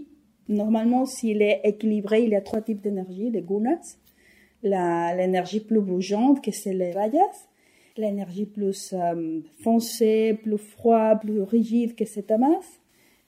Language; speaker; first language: French; non-native, fluent; Spanish